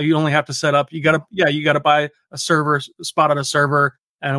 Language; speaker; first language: English; native; English